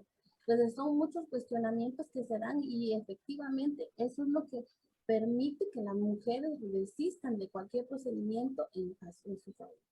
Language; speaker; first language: Spanish; native; Spanish